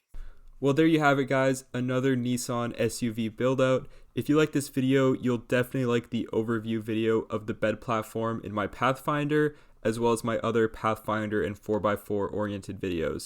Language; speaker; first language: English; native; English